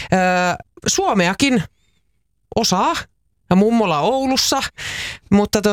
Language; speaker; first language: Finnish; native; Finnish